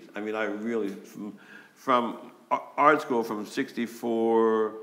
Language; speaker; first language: English; native; English